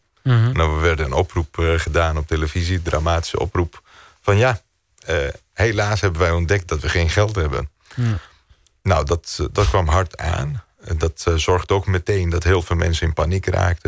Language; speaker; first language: Dutch; non-native, fluent; Greek